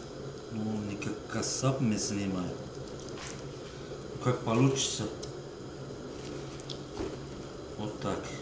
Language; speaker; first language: Russian; non-native, local second language; Uzbek